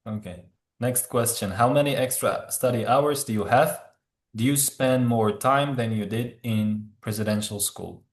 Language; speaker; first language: English; non-native, fluent; Uzbek